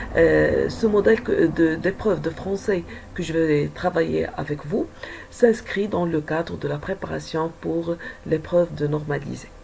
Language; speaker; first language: French; non-native, local second language; Arabic